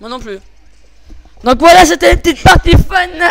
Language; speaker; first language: French; native; French